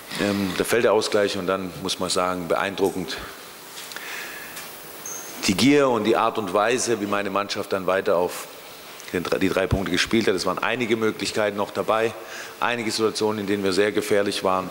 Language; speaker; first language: German; native; German